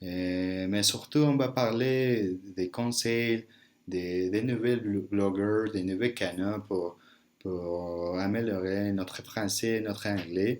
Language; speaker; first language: French; non-native, learner; Spanish